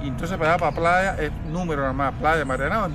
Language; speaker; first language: Spanish; native; Spanish